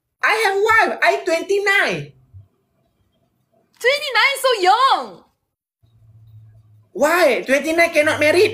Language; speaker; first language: English; non-native, learner; Malay